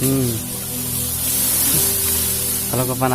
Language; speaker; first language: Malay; non-native, local second language; Sundanese